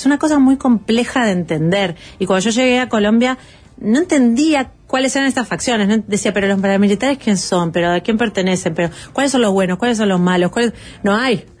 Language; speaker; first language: Spanish; native; Spanish